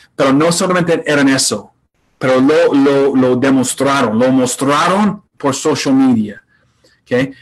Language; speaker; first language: Spanish; non-native, fluent; English